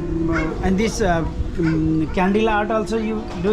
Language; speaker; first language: English; non-native, learner; Nepali